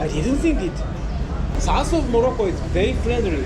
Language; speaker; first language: English; non-native, learner; Japanese